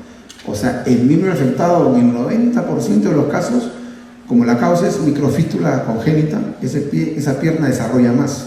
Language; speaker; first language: Spanish; native; Spanish